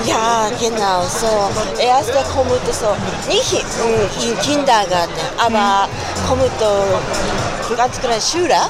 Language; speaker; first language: German; non-native, learner; Japanese